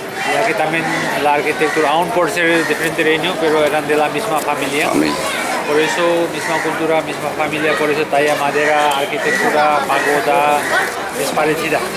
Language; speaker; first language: Spanish; non-native, fluent; Nepali